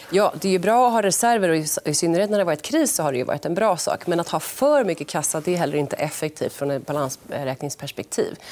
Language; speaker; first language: Swedish; native; Swedish